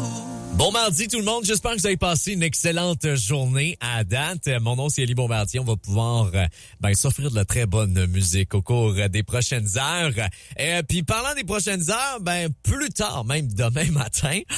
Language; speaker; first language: French; native; French